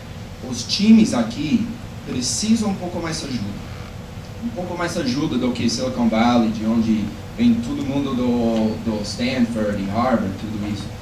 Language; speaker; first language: Portuguese; non-native, fluent; English